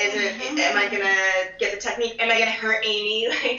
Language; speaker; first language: English; native; English